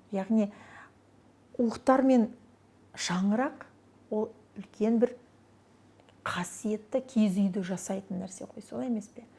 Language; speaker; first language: Kazakh; non-native, local second language; Russian